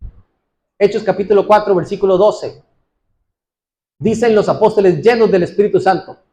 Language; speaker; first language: Spanish; native; Spanish